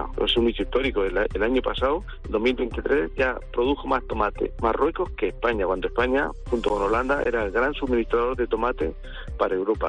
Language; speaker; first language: Spanish; native; Spanish